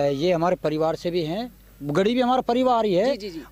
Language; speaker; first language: Hindi; native; Hindi